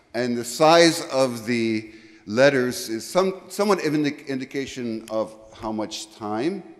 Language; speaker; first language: English; native; English